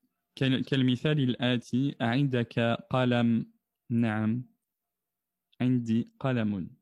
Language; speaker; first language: Arabic; non-native, fluent; French